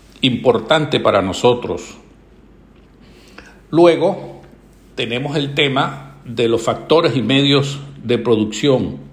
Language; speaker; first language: Spanish; native; Spanish